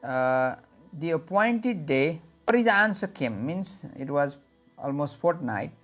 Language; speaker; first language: English; non-native, local second language; Nepali